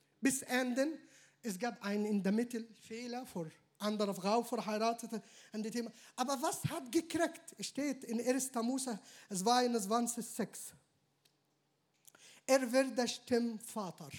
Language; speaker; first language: German; non-native, learner; Arabic